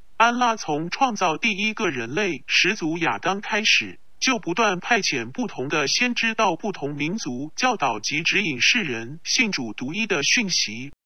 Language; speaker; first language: Chinese; non-native, local second language; Cantonese